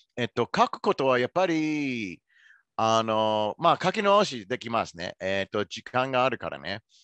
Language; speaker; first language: Japanese; non-native, fluent; English